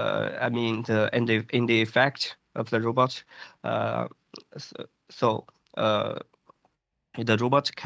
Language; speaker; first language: English; non-native, fluent; Chinese